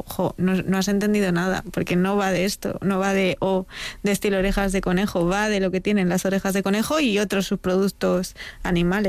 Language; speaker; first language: Spanish; native; Spanish